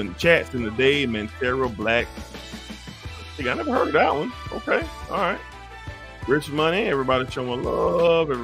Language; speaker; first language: English; native; English